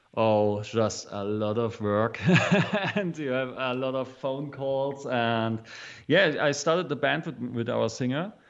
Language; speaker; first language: English; non-native, fluent; German